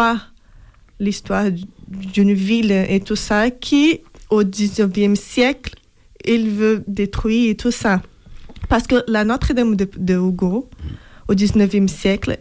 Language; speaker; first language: French; non-native, fluent; Portuguese